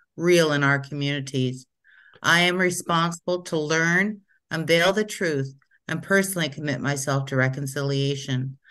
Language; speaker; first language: English; native; English